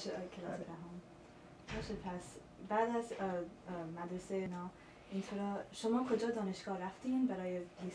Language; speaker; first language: Persian; early bilingual, heritage; Persian